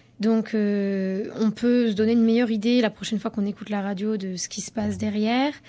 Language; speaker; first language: French; early bilingual, heritage; French